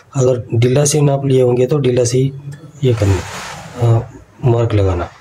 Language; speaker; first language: Hindi; non-native, local second language; Kannada